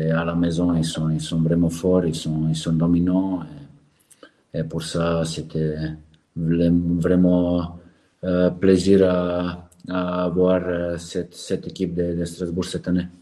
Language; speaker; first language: French; non-native, learner; Serbian